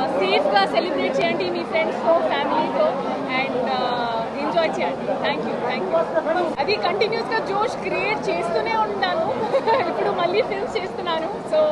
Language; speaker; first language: Telugu; non-native, learner; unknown